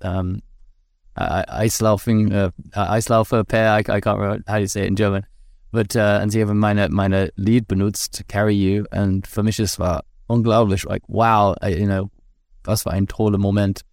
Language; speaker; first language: German; non-native, learner; English